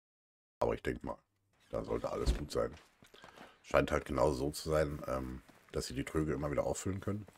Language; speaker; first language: German; native; German